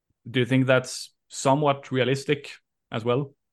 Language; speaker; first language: English; non-native, fluent; Swedish